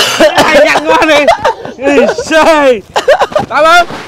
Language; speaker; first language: Vietnamese; non-native, learner; Portuguese